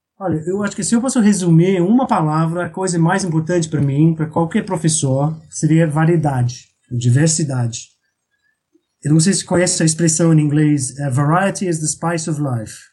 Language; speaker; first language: Portuguese; non-native, fluent; English